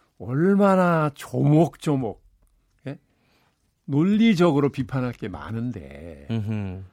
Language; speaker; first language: Korean; native; Korean